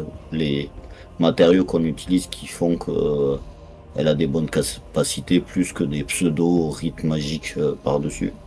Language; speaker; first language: French; native; French